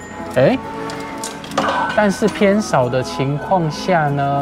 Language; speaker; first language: Chinese; native; Chinese